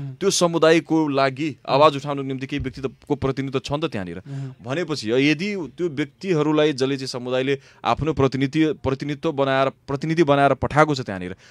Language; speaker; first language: Nepali; non-native, local second language; Maithili